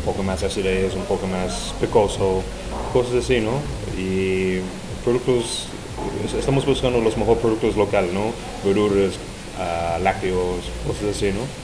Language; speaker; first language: Spanish; non-native, fluent; English